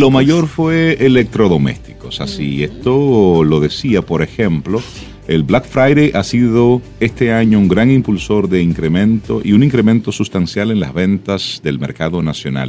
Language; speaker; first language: Spanish; native; Spanish